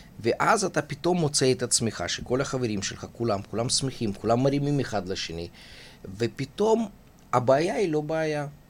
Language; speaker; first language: Hebrew; non-native, fluent; Russian